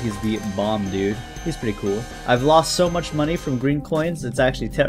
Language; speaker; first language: English; native; English